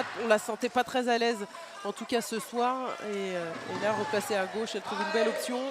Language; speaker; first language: French; native; French